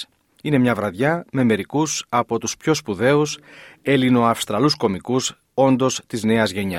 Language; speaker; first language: Greek; native; Greek